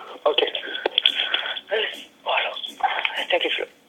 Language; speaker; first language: French; native; French